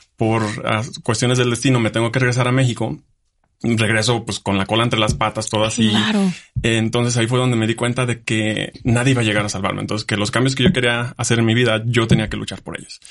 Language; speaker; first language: Spanish; native; Spanish